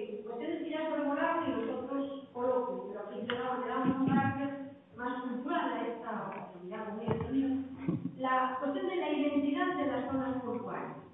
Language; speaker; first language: Spanish; native; Spanish